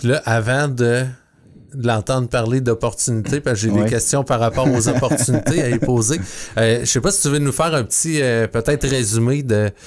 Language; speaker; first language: French; native; French